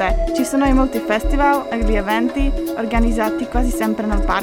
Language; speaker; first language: Italian; non-native, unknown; Czech